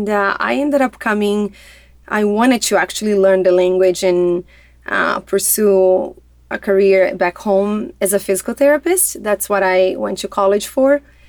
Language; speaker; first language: English; non-native, fluent; Portuguese